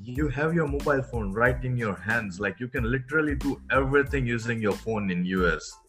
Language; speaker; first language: English; non-native, local second language; Gujarati